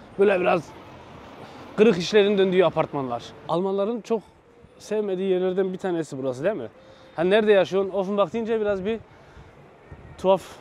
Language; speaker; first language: Turkish; early bilingual, heritage; Turkish